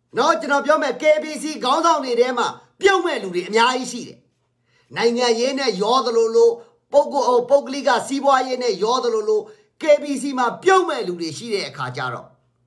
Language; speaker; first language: Burmese; non-native, local second language; Kachin